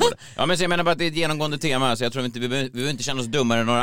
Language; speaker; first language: Swedish; native; Swedish